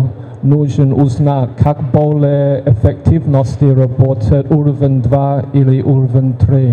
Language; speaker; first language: Russian; non-native, learner; English